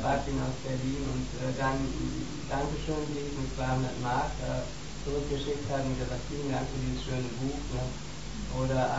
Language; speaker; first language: German; native; German